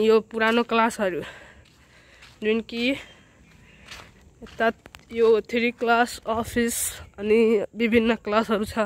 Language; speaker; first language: Nepali; non-native, local second language; Maithili